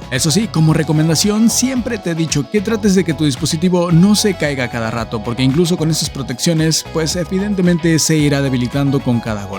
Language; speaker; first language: Spanish; native; Spanish